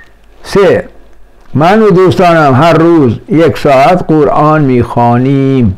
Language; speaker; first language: Persian; non-native, fluent; Urdu